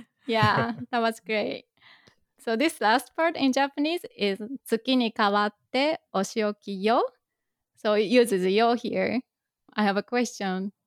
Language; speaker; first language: English; non-native, fluent; Japanese